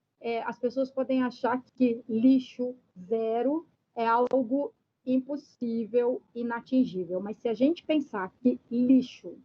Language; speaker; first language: Portuguese; native; Portuguese